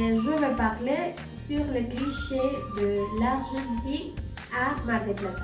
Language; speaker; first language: French; non-native, learner; Spanish